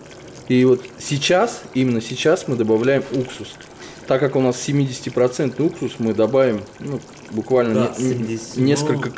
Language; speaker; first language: Russian; native; Russian